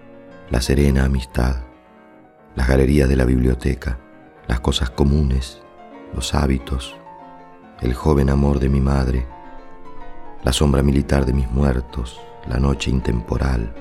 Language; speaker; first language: Spanish; native; Spanish